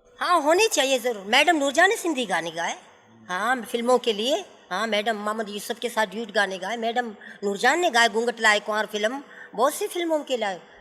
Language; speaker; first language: Urdu; non-native, local second language; Sindhi